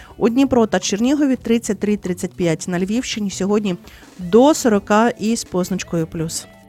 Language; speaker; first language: Ukrainian; native; Ukrainian